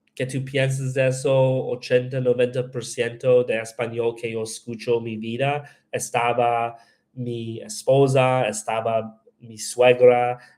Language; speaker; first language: Spanish; non-native, learner; English